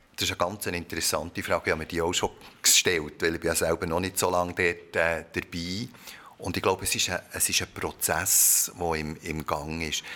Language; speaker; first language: German; early bilingual, other home language; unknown